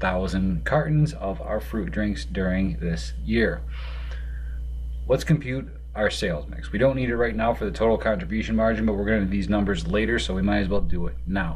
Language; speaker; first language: English; native; English